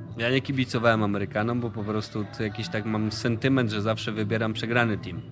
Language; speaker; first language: Polish; native; Polish